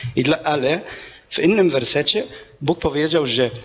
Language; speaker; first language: Polish; non-native, fluent; Arabic